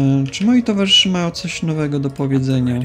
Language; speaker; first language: Polish; native; Polish